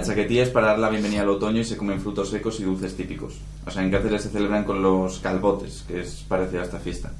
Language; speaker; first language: Spanish; native; Spanish